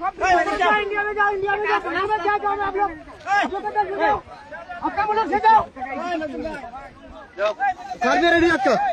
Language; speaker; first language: Hindi; non-native, learner; Bangla